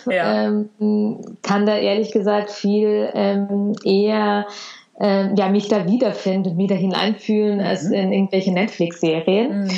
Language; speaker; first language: German; early bilingual, other home language; Russian